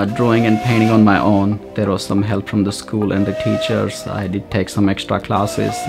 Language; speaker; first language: English; non-native, local second language; Gujarati